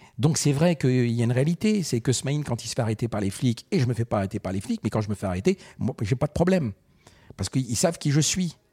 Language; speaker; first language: French; early bilingual, other home language; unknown